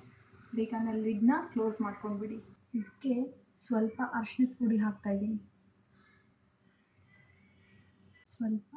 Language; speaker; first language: Kannada; native; Kannada